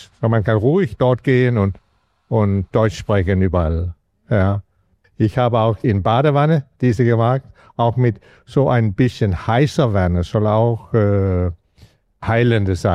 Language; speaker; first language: German; non-native, learner; Danish